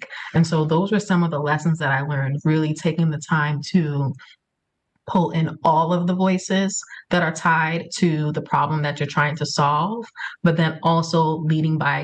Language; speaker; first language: English; early bilingual, other home language; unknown